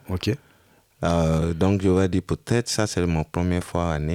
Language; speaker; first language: French; non-native, learner; Yoruba